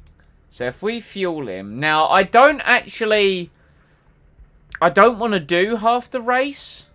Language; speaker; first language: English; native; English